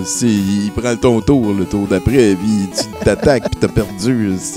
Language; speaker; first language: French; native; French